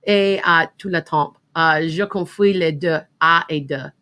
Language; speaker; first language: French; non-native, learner; English